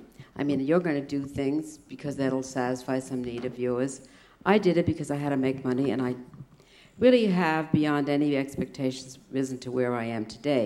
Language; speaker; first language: English; early bilingual, other home language; German